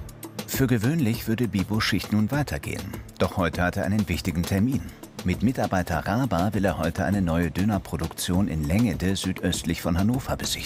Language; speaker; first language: German; native; German